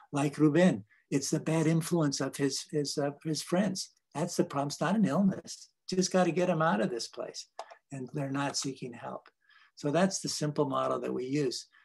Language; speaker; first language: English; native; English